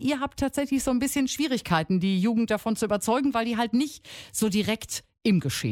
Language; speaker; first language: German; native; German